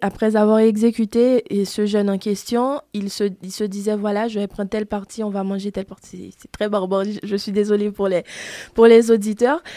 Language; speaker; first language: French; non-native, local second language; Haitian Creole